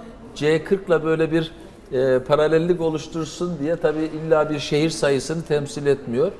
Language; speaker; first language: Turkish; native; Turkish